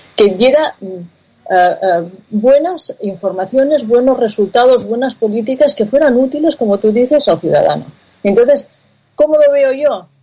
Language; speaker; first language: Spanish; non-native, local second language; Catalan